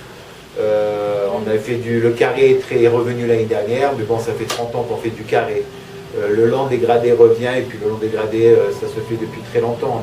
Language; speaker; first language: French; native; French